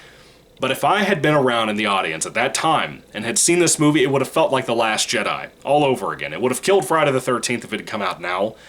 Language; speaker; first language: English; native; English